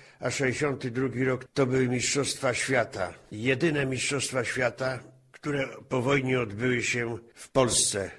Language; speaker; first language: Polish; native; Polish